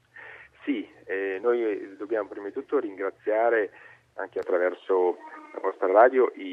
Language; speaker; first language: Italian; native; Italian